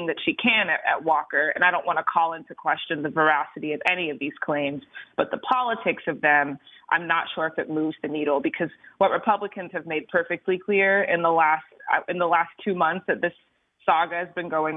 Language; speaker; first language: English; native; English